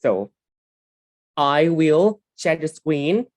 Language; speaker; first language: English; non-native, learner; Thai